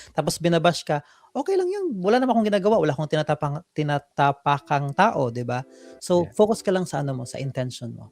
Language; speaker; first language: Filipino; native; Filipino